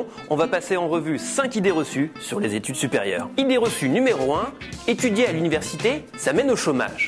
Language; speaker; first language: French; native; French